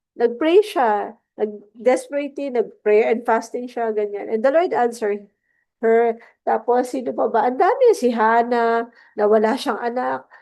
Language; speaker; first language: Filipino; non-native, local second language; Cebuano